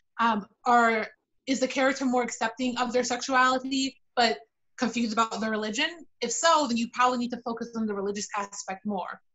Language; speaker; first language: English; native; English